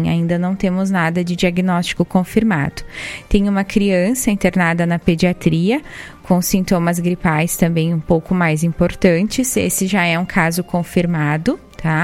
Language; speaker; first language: Portuguese; native; Portuguese